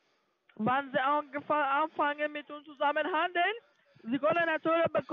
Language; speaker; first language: German; non-native, learner; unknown